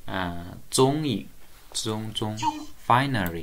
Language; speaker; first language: Chinese; native; Chinese